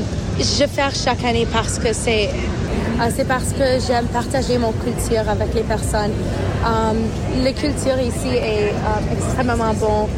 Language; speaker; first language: French; early bilingual, other home language; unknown